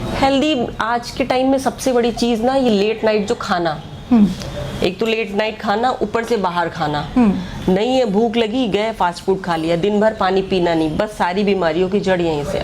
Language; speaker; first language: Hindi; native; Hindi